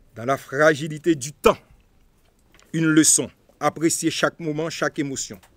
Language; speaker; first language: French; non-native, local second language; Haitian Creole